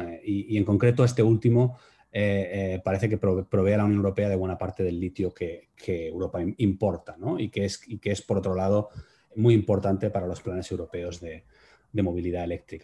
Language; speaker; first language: Spanish; native; Spanish